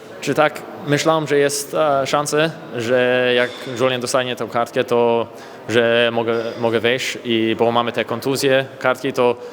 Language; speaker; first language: Polish; early bilingual, heritage; English